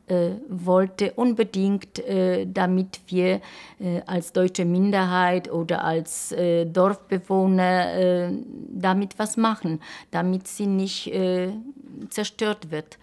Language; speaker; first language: German; non-native, local second language; Polish